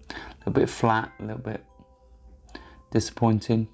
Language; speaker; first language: English; native; English